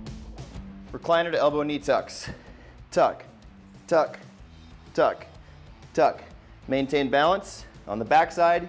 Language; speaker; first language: English; native; English